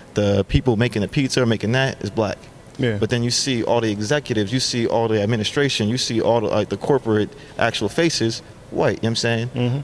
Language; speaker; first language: English; native; English